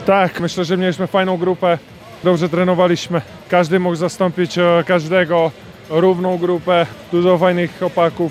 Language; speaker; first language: Polish; non-native, fluent; Czech